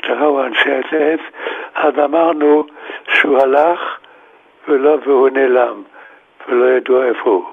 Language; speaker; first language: Hebrew; non-native, fluent; German